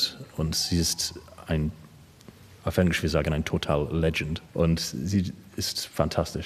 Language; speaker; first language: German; non-native, learner; English